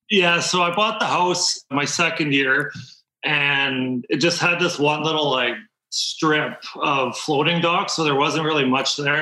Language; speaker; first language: English; native; English